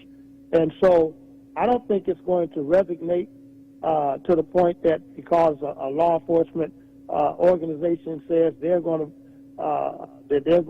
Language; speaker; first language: English; native; English